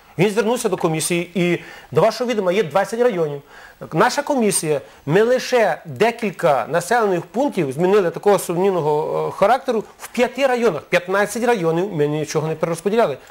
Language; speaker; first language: Ukrainian; native; Ukrainian